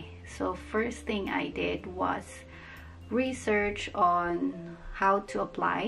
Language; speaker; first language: English; non-native, local second language; Filipino